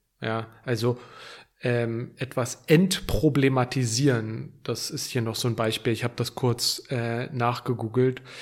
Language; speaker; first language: German; native; German